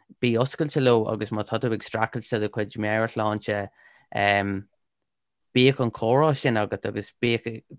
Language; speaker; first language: Irish; non-native, local second language; English